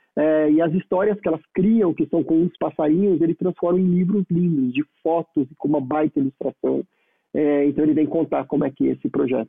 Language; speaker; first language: Portuguese; native; Portuguese